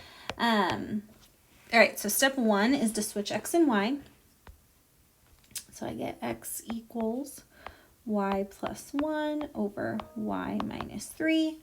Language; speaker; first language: English; native; English